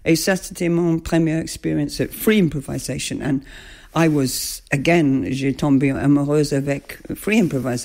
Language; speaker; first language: French; non-native, learner; English